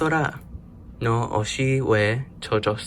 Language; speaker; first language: Korean; non-native, learner; English